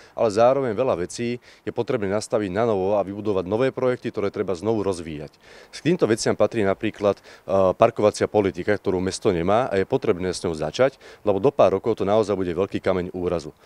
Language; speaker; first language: Slovak; native; Slovak